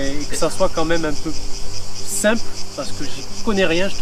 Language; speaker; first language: French; native; French